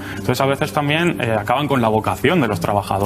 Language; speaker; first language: Spanish; native; Spanish